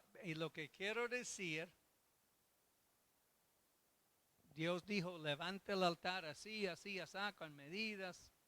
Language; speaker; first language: Spanish; non-native, fluent; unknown